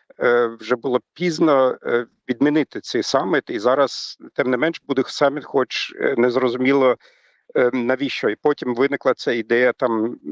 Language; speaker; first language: Ukrainian; non-native, fluent; German